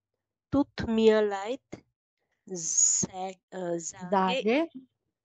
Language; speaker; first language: German; non-native, learner; Bangla